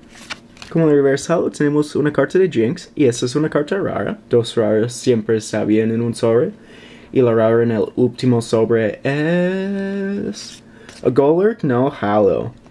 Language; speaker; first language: Spanish; non-native, learner; English